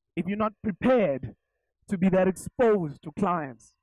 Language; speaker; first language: English; non-native, local second language; Zulu